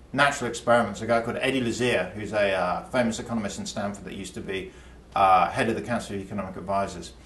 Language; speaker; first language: English; native; English